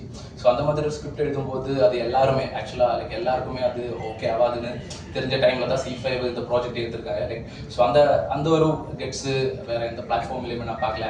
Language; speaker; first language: Tamil; non-native, fluent; Malayalam